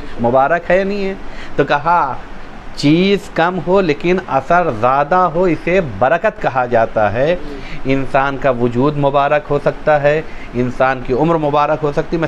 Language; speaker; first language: Urdu; native; Urdu